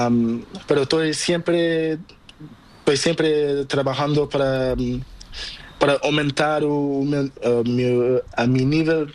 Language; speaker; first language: Spanish; non-native, learner; Portuguese